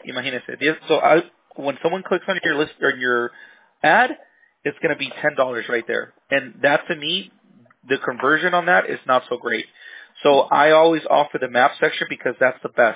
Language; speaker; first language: English; early bilingual, other home language; Spanish